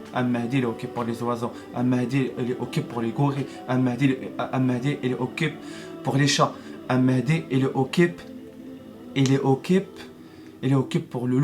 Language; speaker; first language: French; non-native, learner; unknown